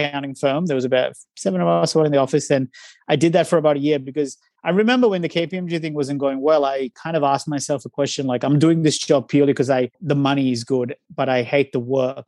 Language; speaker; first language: English; non-native, local second language; Sinhala